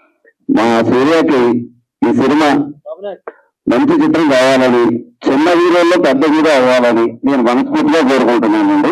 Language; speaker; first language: Telugu; native; Telugu